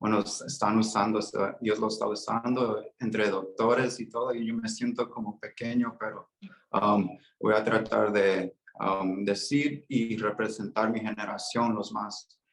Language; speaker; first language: Spanish; early bilingual, heritage; Spanish